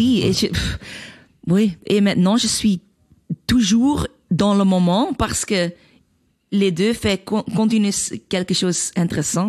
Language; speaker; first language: French; non-native, learner; Dutch